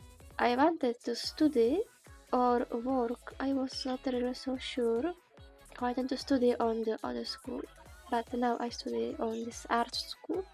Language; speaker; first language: English; non-native, learner; Czech